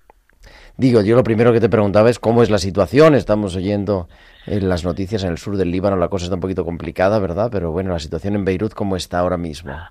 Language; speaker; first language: Spanish; native; Spanish